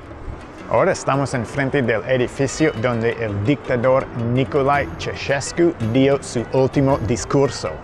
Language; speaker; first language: Spanish; non-native, fluent; English